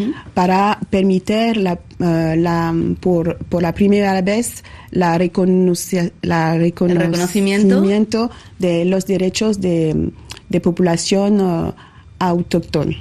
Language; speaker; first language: Spanish; non-native, learner; French